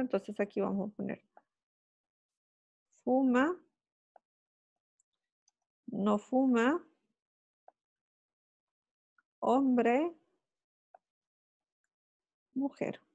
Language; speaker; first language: Spanish; native; Spanish